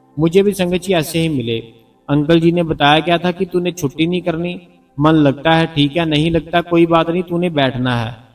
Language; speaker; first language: Hindi; non-native, local second language; Punjabi